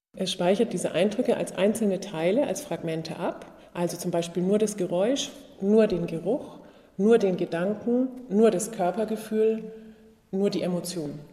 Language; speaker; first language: German; native; German